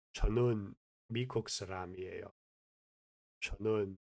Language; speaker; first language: Korean; non-native, learner; English